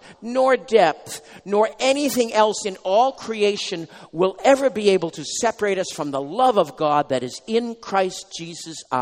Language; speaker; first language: English; native; English